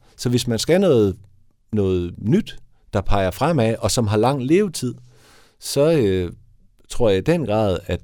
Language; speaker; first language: Danish; native; Danish